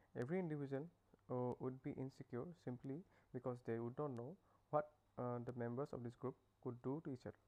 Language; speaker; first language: English; non-native, local second language; Assamese